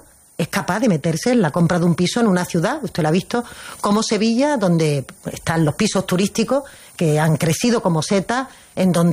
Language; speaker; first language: Spanish; native; Spanish